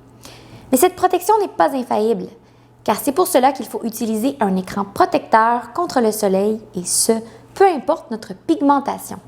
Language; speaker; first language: French; native; French